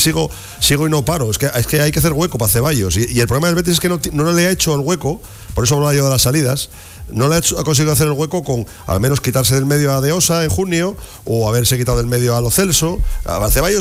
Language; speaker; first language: Spanish; native; Spanish